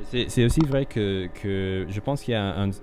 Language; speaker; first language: French; non-native, fluent; English